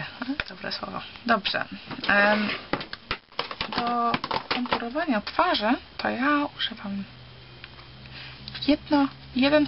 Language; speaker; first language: Polish; early bilingual, heritage; Polish